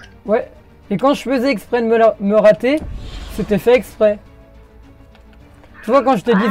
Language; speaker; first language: French; native; French